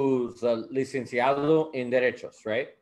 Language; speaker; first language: Spanish; non-native, learner; English